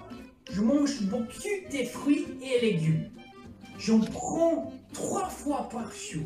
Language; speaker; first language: French; non-native, learner; Croatian